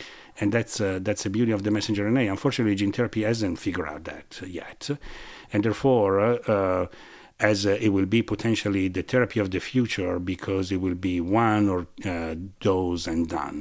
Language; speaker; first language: English; non-native, fluent; Italian